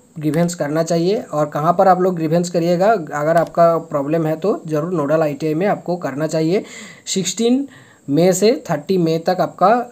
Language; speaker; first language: Hindi; non-native, local second language; Bangla